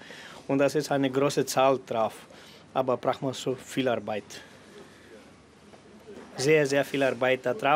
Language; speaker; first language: German; non-native, learner; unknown